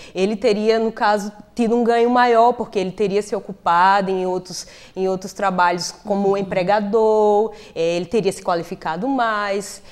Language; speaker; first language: Portuguese; native; Portuguese